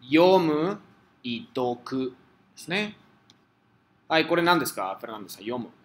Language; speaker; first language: Japanese; non-native, fluent; Spanish